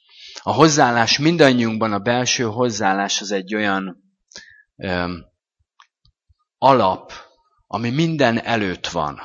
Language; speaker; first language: Hungarian; native; Hungarian